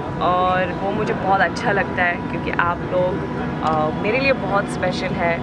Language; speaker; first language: Hindi; non-native, fluent; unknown